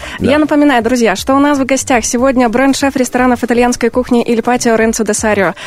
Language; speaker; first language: Russian; native; Russian